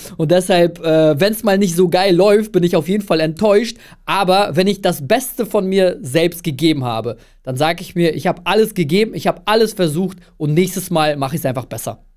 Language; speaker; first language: German; early bilingual, other home language; Russian